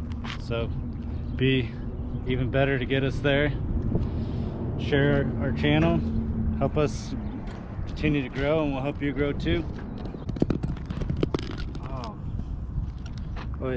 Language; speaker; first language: English; native; English